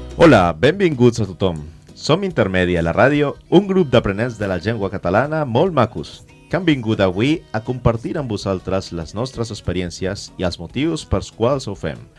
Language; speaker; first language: Catalan; non-native, fluent; Spanish